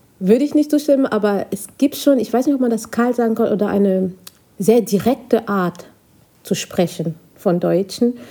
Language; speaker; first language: German; non-native, fluent; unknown